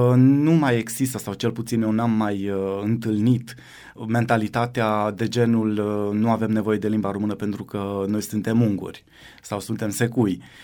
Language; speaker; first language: Romanian; native; Romanian